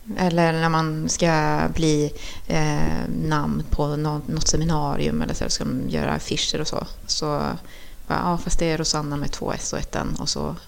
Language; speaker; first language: Swedish; early bilingual, other home language; Spanish